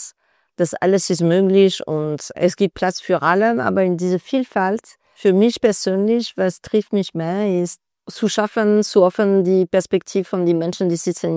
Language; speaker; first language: German; non-native, fluent; French